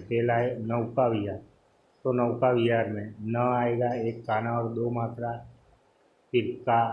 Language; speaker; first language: Hindi; non-native, local second language; Gujarati